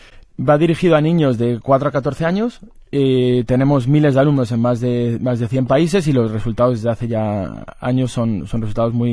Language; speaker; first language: Spanish; native; Spanish